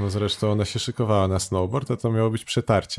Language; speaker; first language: Polish; native; Polish